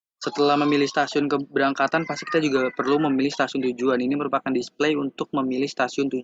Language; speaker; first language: Indonesian; native; Indonesian